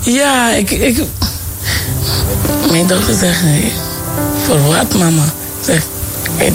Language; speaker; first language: Dutch; non-native, local second language; Papiamento